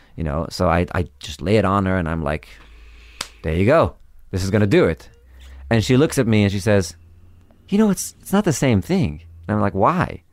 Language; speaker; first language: English; early bilingual, other home language; Hebrew